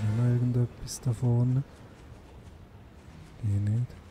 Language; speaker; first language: German; native; German